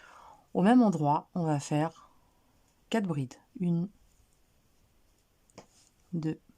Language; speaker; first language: French; native; French